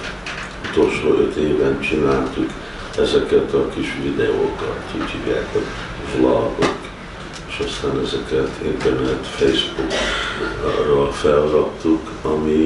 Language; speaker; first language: Hungarian; early bilingual, heritage; Hungarian